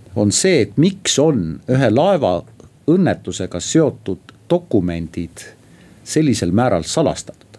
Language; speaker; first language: Estonian; native; Estonian